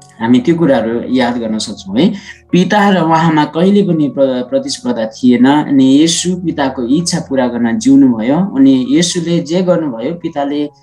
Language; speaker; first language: Nepali; non-native, local second language; Sherpa